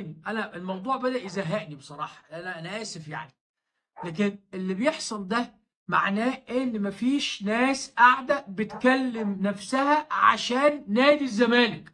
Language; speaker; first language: Arabic; native; Arabic